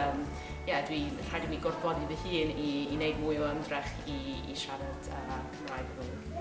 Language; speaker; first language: Welsh; non-native, fluent; English